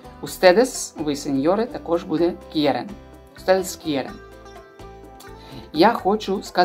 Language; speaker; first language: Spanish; non-native, fluent; Ukrainian